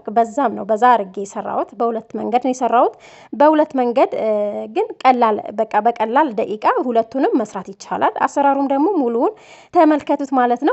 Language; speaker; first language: Amharic; native; Amharic